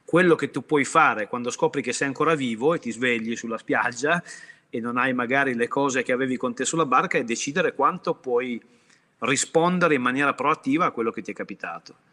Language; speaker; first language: Italian; native; Italian